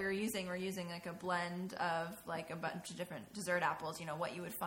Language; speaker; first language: English; native; English